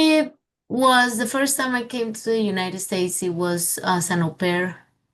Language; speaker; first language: English; non-native, fluent; Spanish